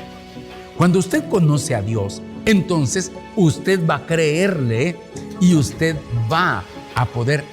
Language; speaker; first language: Spanish; native; Spanish